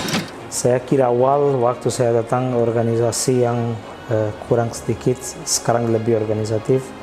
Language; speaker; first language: Indonesian; non-native, fluent; Portuguese